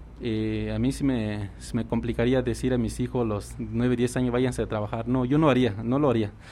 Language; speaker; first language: Spanish; non-native, local second language; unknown